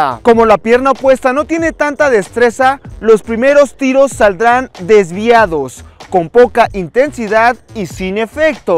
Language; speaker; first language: Spanish; native; Spanish